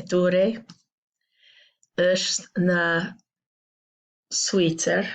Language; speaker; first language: Albanian; non-native, learner; English